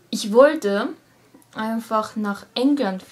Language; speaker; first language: German; non-native, learner; Japanese